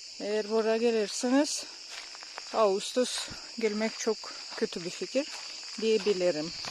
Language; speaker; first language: Turkish; non-native, learner; Russian